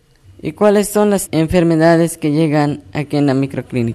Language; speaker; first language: Spanish; non-native, local second language; Tzotzil